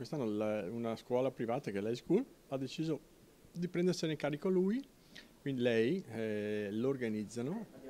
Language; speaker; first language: Italian; native; Italian